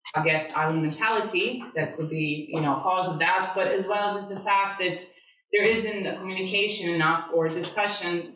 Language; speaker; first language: English; non-native, fluent; Serbian